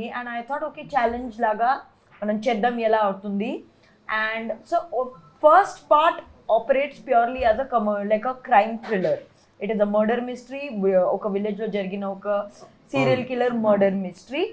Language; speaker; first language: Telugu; non-native, learner; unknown